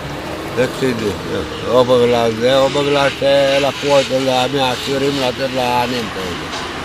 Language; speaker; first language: Hebrew; non-native, fluent; Romanian